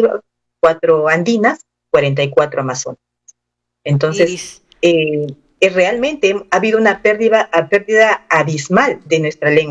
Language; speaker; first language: Spanish; non-native, local second language; Aymara